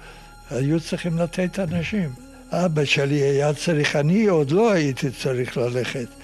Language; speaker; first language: Hebrew; non-native, fluent; Yiddish